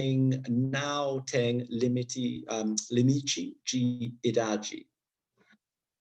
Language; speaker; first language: Portuguese; non-native, learner; English